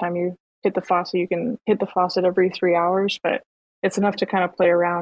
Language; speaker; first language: English; native; English